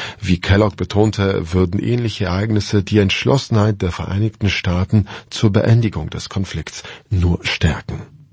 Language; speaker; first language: German; non-native, fluent; Polish